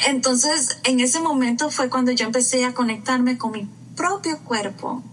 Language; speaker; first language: Spanish; native; Spanish